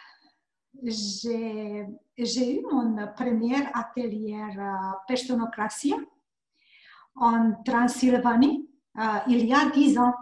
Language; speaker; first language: French; non-native, learner; Hungarian